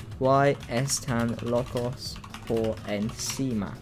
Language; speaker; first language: Spanish; non-native, learner; English